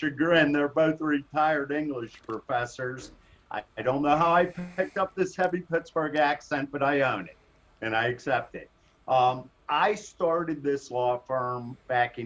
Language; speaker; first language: English; native; English